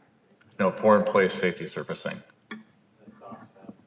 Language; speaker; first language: English; native; English